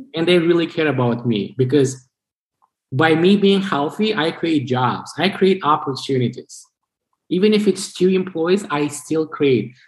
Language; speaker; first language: English; non-native, fluent; Romanian